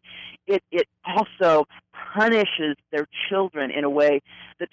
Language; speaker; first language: English; native; English